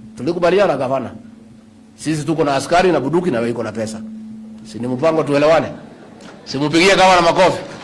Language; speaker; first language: Swahili; non-native, local second language; Kikuyu